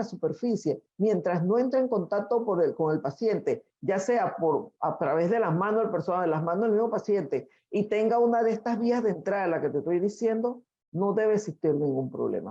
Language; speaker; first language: Spanish; native; Spanish